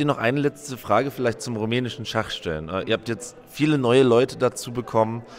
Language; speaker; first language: German; native; German